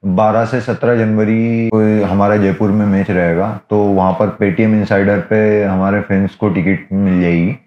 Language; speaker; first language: Hindi; native; Hindi